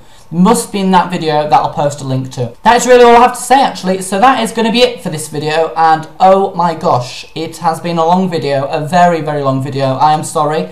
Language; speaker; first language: English; native; English